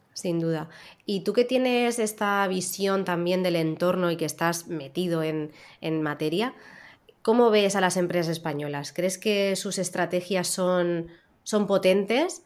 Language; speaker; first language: Spanish; native; Spanish